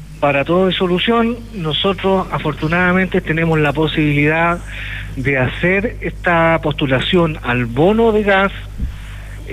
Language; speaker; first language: Spanish; native; Spanish